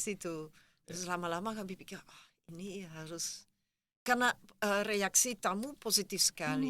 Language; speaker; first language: Indonesian; non-native, fluent; Dutch